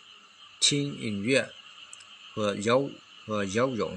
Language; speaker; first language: Chinese; non-native, fluent; Khmer